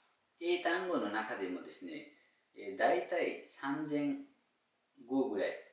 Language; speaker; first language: Japanese; non-native, fluent; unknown